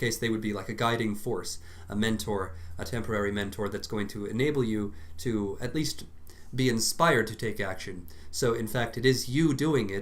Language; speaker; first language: English; native; English